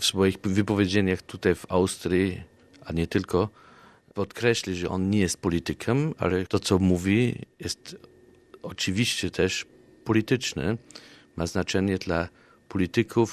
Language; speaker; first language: Polish; non-native, fluent; German